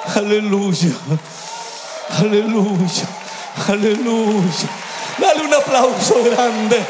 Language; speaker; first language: Spanish; native; Spanish